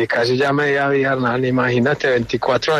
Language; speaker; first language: Spanish; native; Spanish